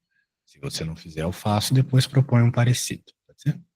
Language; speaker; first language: Portuguese; native; Portuguese